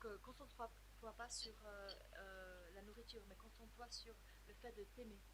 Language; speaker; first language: French; native; French